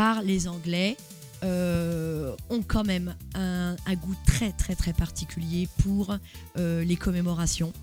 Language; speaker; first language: French; native; French